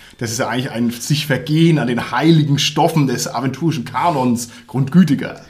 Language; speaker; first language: German; native; German